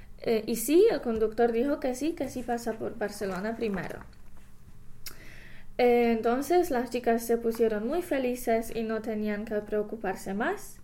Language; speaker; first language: Spanish; non-native, learner; English